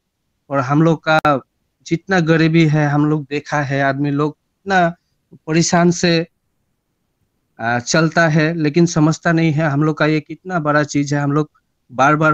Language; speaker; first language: Hindi; non-native, local second language; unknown